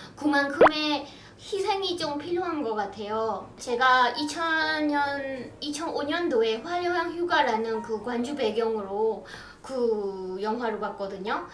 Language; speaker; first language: Korean; non-native, fluent; Burmese